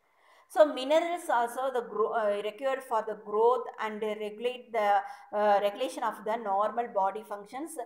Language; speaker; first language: English; non-native, local second language; Tamil